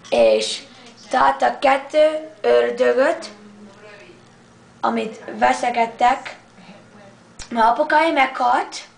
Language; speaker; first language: Hungarian; early bilingual, heritage; English